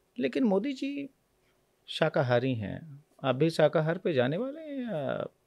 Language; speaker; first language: Hindi; native; Hindi